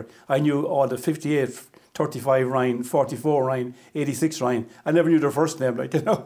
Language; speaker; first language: English; native; English